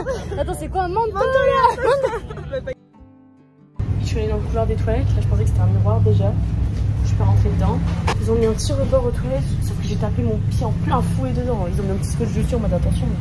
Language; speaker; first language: French; native; French